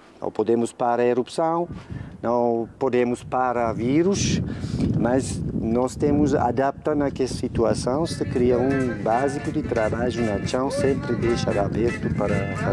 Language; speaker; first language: Portuguese; non-native, learner; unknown